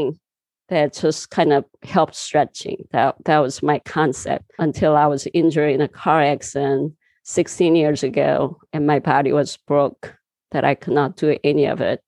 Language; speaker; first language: English; non-native, fluent; Korean